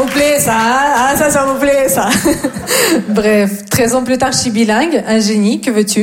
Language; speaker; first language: French; non-native, fluent; Russian